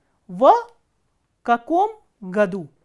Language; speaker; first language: Russian; non-native, fluent; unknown